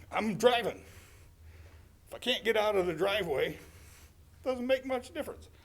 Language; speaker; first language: English; native; English